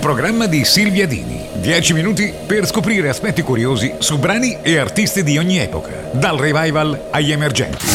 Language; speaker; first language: Italian; native; Italian